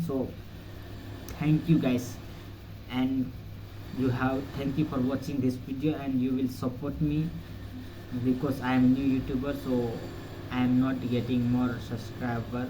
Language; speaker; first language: English; non-native, learner; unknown